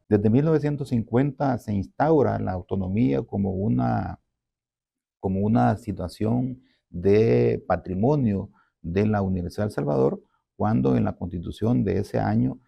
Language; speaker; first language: Spanish; native; Spanish